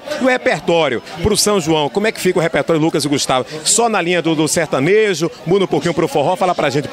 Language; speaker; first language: Portuguese; native; Portuguese